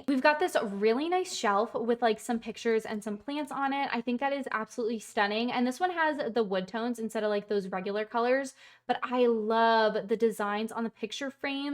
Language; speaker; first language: English; native; English